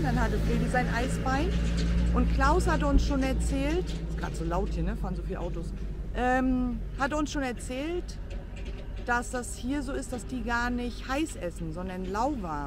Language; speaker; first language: German; native; German